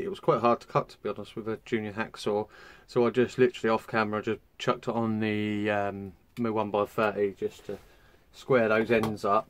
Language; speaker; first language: English; native; English